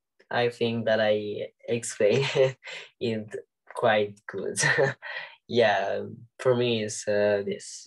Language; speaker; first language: English; non-native, learner; Italian